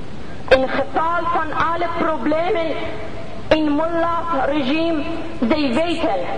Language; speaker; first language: Dutch; non-native, learner; Persian